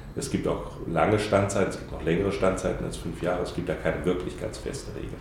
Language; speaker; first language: German; native; German